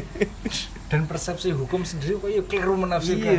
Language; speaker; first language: Indonesian; non-native, local second language; Javanese